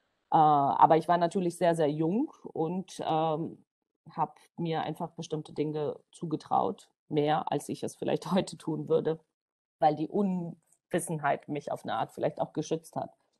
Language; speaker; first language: German; non-native, fluent; Georgian